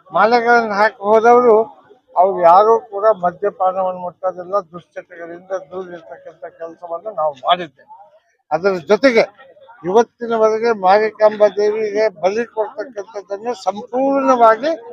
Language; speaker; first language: Kannada; non-native, local second language; Lambadi